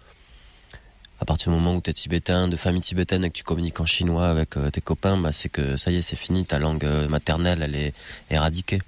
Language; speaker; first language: French; native; French